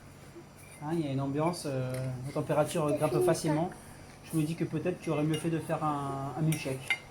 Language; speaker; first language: French; native; French